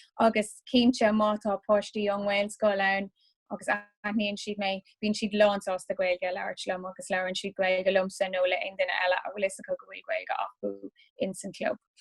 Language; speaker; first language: Irish; non-native, local second language; English